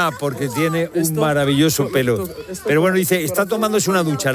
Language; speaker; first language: Spanish; native; Spanish